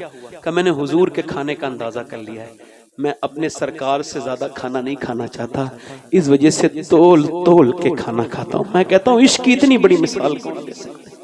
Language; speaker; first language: Urdu; native; Urdu